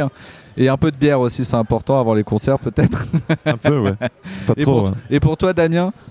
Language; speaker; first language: French; native; French